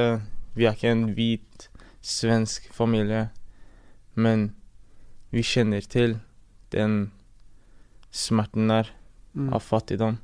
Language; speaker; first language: Norwegian; early bilingual, other home language; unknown